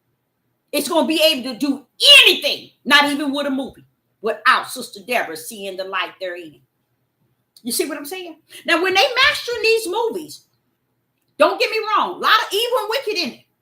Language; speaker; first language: English; native; English